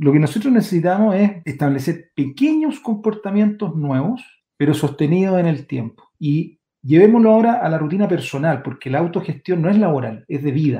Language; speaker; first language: Spanish; native; Spanish